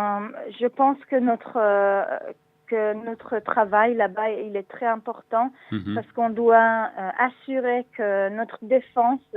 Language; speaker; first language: French; non-native, learner; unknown